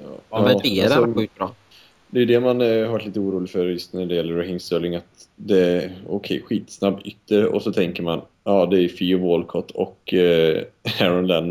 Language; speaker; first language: Swedish; native; Swedish